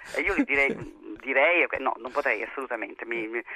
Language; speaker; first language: Italian; native; Italian